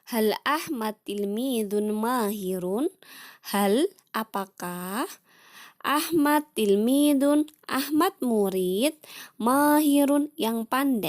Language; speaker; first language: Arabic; non-native, fluent; Indonesian